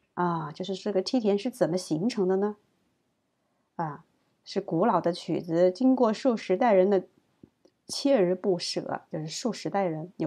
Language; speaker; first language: Chinese; native; Chinese